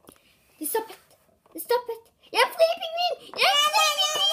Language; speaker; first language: Norwegian; native; Norwegian